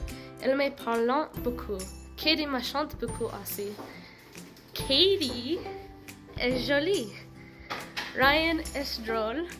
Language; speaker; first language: French; non-native, learner; English